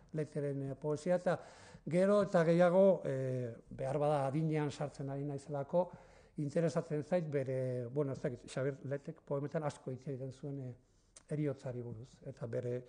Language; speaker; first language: Basque; native; Basque